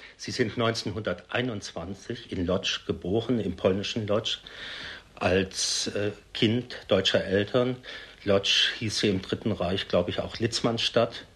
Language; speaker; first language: German; native; German